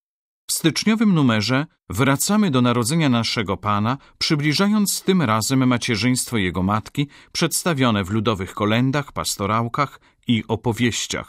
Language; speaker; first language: Polish; native; Polish